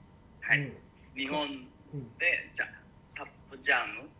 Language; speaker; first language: Japanese; non-native, learner; Korean